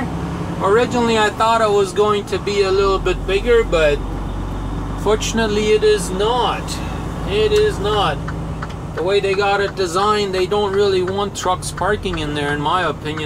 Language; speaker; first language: English; native; English